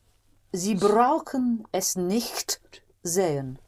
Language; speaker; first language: German; non-native, learner; English